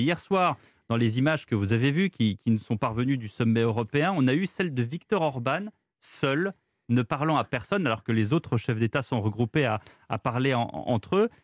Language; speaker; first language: French; native; French